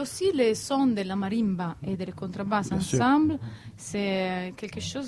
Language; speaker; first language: French; non-native, learner; Italian